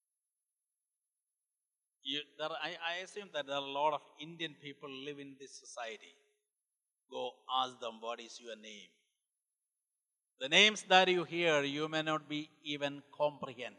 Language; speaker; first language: English; non-native, local second language; Malayalam